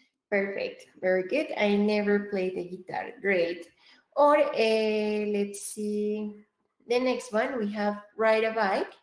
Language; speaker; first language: English; non-native, fluent; Spanish